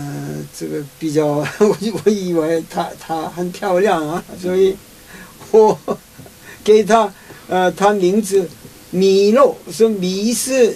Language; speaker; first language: Chinese; non-native, fluent; Korean